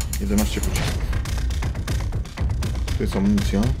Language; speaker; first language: Polish; native; Polish